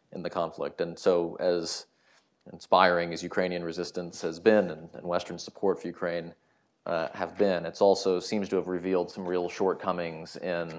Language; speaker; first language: English; native; English